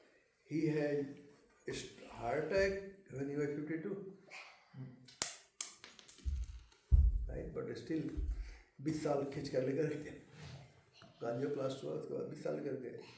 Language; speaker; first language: Hindi; native; Hindi